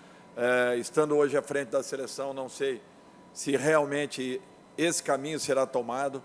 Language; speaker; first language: Portuguese; native; Portuguese